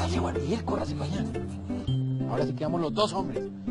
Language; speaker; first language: Spanish; native; Spanish